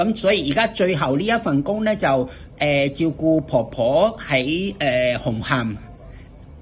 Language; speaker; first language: Cantonese; native; Cantonese